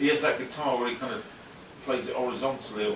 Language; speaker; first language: English; native; English